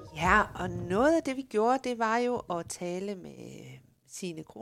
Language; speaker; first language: Danish; native; Danish